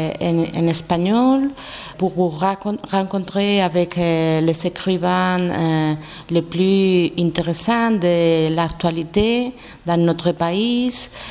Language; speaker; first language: French; non-native, learner; Spanish